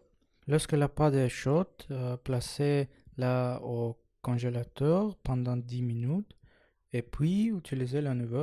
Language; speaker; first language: French; non-native, learner; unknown